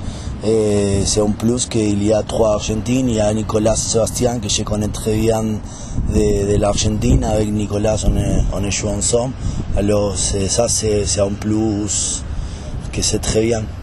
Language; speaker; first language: French; non-native, fluent; Spanish